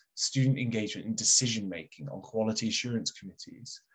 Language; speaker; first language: English; native; English